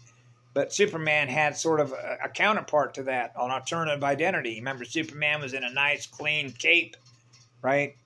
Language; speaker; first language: English; native; English